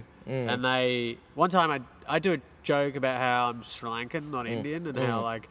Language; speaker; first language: English; native; English